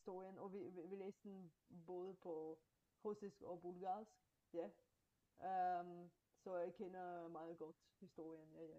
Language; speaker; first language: Danish; non-native, fluent; Bulgarian